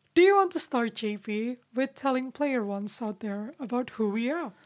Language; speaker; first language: English; non-native, fluent; Indonesian